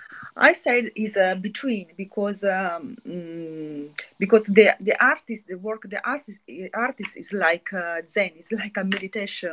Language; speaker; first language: English; non-native, learner; Italian